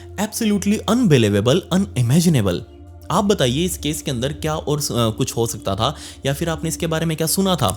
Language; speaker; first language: Hindi; native; Hindi